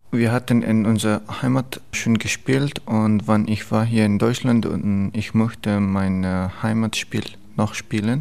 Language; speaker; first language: German; non-native, learner; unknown